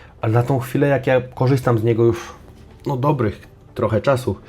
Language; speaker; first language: Polish; native; Polish